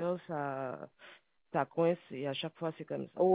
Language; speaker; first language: French; native; French